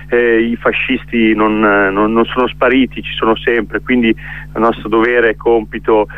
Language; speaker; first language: Italian; native; Italian